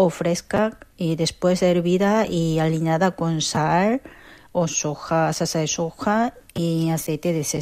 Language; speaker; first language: Spanish; non-native, learner; Korean